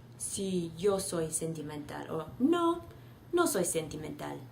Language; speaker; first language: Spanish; non-native, fluent; English